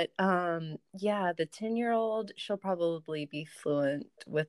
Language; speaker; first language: English; native; English